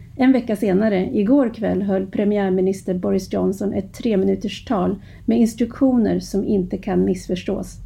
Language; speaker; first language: Swedish; native; Swedish